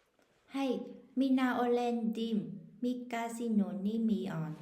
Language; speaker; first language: Finnish; non-native, learner; Vietnamese